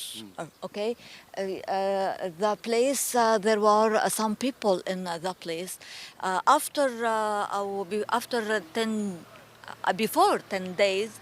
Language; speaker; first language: English; non-native, learner; Arabic